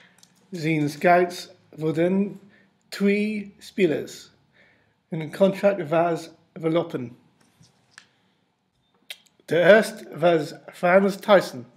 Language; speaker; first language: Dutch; non-native, learner; English